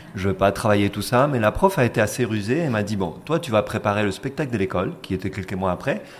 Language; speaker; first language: French; non-native, fluent; Spanish